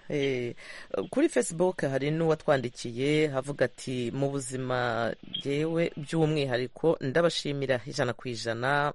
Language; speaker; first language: Kinyarwanda; native; Kinyarwanda